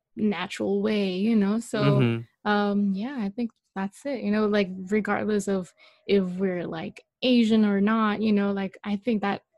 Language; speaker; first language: English; non-native, local second language; Malay